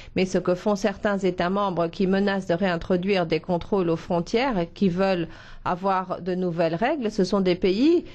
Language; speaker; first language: French; non-native, fluent; Slovenian